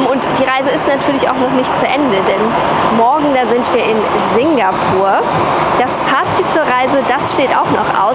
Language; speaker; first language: German; native; German